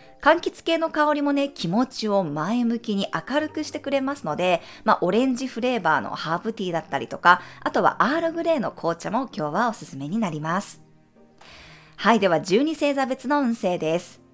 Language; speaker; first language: Japanese; native; Japanese